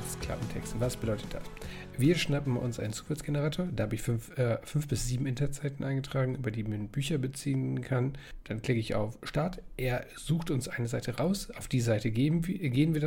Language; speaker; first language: German; native; German